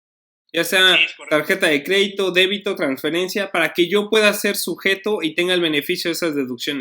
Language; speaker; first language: Spanish; native; Spanish